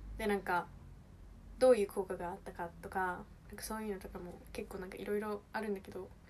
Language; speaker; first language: Japanese; early bilingual, heritage; Japanese